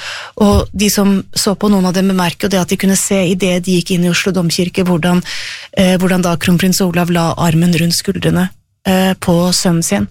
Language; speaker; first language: Norwegian; native; Norwegian